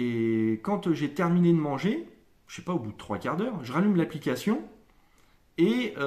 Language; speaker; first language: French; native; French